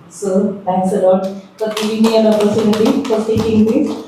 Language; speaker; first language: English; non-native, local second language; Malayalam